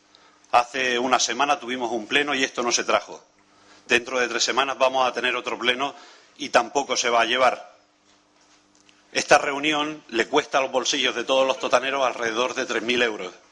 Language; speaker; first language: Spanish; native; Spanish